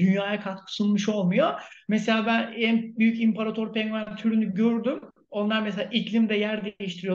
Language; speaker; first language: Turkish; native; Turkish